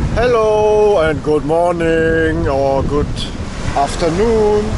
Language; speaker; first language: English; non-native, learner; German